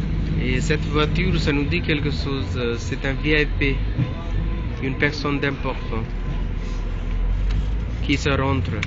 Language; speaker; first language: French; non-native, learner; Hindi